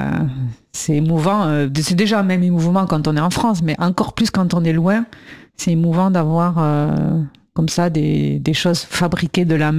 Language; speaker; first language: French; native; French